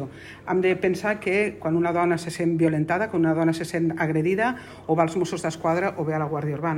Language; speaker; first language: Catalan; native; Catalan